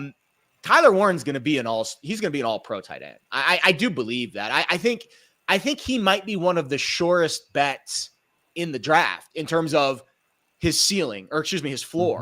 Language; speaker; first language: English; native; English